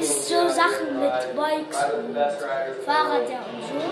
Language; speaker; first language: German; non-native, learner; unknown